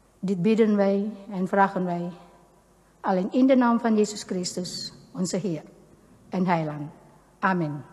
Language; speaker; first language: Dutch; non-native, fluent; Indonesian